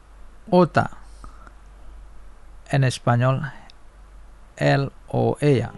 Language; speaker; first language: Spanish; non-native, fluent; Indonesian